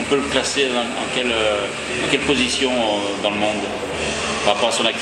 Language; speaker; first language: French; native; French